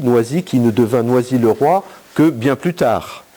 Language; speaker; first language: French; native; French